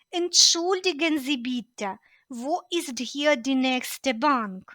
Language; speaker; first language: German; non-native, fluent; Ukrainian